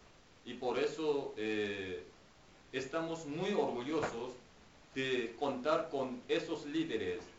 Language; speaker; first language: Spanish; non-native, fluent; Korean